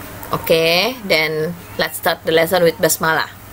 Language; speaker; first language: English; non-native, learner; Indonesian